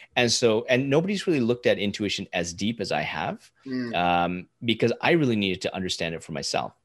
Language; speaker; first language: English; early bilingual, other home language; Hindi